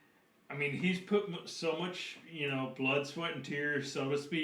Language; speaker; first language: English; native; English